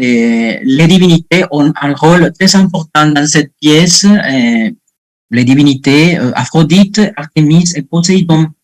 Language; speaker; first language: French; non-native, fluent; Spanish